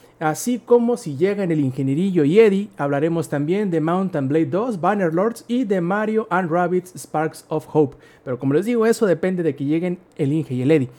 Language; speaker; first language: Spanish; native; Spanish